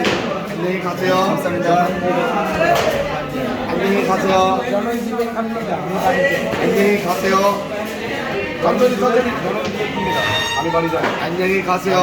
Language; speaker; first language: Korean; non-native, fluent; Bangla